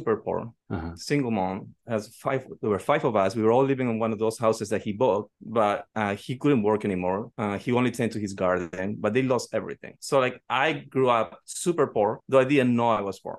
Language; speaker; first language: English; non-native, fluent; Spanish